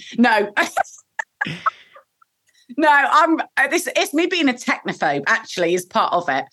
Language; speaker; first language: English; native; English